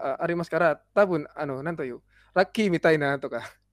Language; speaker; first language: Japanese; non-native, learner; Indonesian